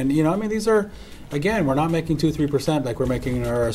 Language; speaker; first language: English; native; English